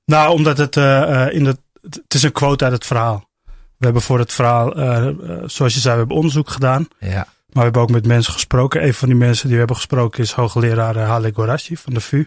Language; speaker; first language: Dutch; early bilingual, other home language; Turkish